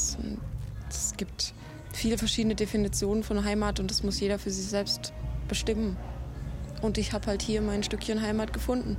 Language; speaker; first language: German; native; German